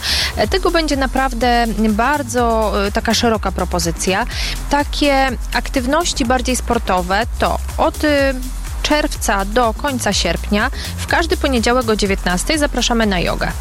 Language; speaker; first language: Polish; native; Polish